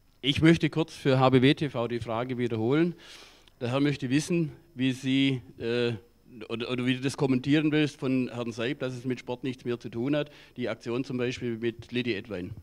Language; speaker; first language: German; native; German